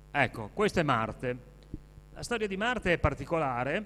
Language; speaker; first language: Italian; native; Italian